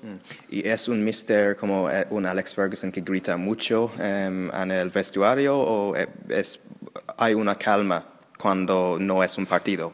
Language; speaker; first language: Spanish; non-native, learner; English